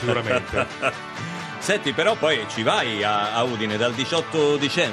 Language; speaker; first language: Italian; native; Italian